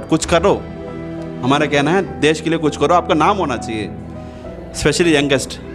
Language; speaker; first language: Hindi; non-native, local second language; Tamil